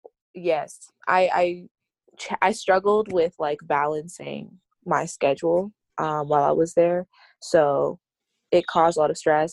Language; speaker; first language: English; native; English